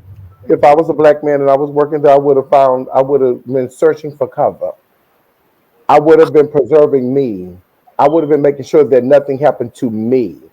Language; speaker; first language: English; native; English